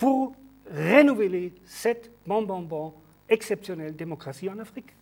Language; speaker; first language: French; non-native, learner; German